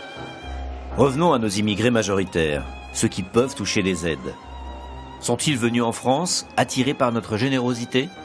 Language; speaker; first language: French; native; French